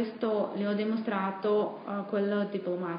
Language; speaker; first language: Italian; non-native, fluent; Russian